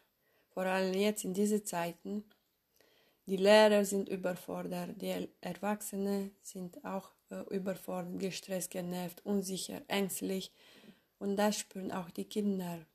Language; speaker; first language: German; non-native, fluent; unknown